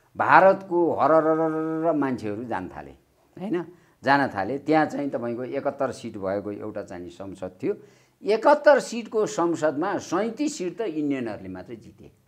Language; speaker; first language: Nepali; native; Nepali